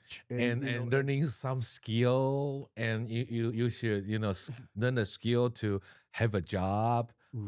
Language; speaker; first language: English; non-native, learner; Chinese